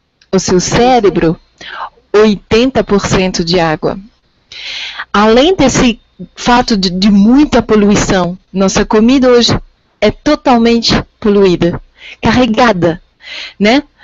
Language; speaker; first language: Portuguese; non-native, fluent; French